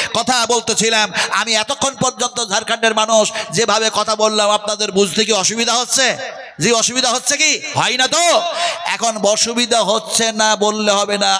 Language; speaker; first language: Bangla; non-native, local second language; Urdu